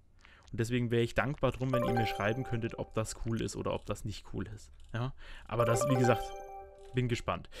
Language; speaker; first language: German; native; German